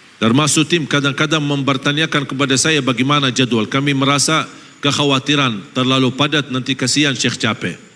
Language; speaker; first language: Malay; non-native, fluent; Arabic